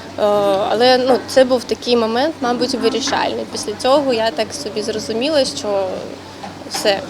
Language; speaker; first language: Ukrainian; non-native, local second language; Russian